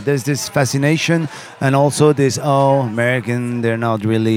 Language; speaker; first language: English; non-native, fluent; Arabic